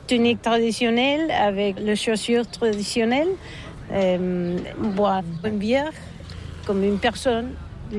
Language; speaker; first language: French; non-native, learner; Catalan